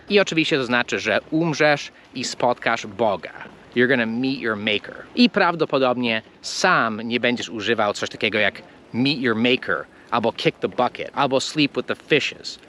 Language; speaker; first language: Polish; non-native, fluent; English